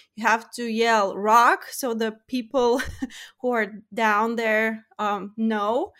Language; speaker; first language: English; non-native, fluent; Lithuanian